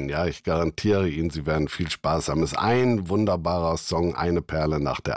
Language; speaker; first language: German; native; German